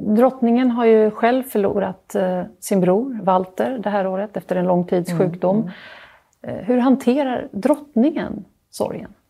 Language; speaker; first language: Swedish; native; Swedish